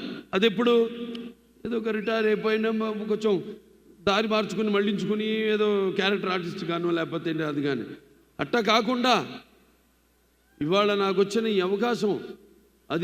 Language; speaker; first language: Telugu; native; Telugu